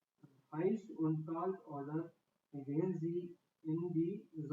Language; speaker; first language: German; non-native, learner; Hindi